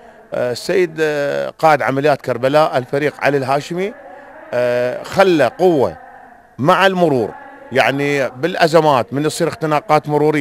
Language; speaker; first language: Arabic; native; Arabic